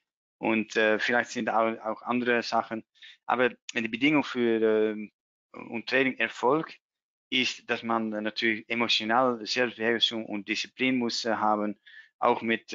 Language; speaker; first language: German; non-native, learner; Dutch